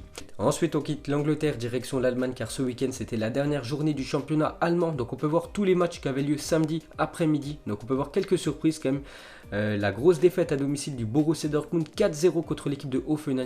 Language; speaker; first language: French; native; French